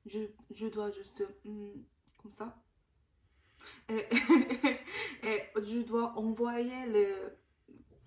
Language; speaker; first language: French; non-native, learner; Korean